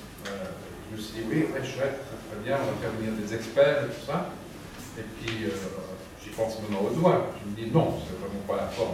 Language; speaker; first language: French; native; French